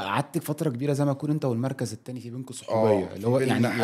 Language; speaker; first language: Arabic; native; Arabic